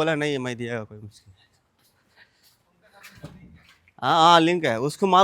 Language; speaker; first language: Hindi; non-native, local second language; Telugu